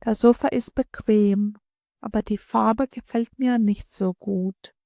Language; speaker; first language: German; non-native, fluent; Ukrainian